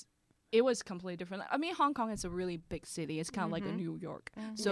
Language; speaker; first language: English; non-native, local second language; Cantonese